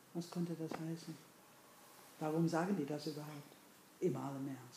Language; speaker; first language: German; non-native, fluent; English